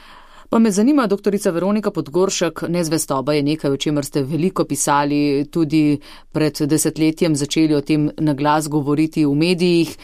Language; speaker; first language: Slovenian; native; Slovenian